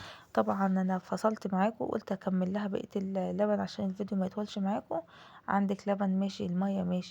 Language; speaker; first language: Arabic; native; Arabic